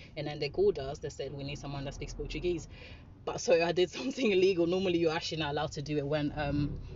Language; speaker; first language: English; non-native, fluent; Dutch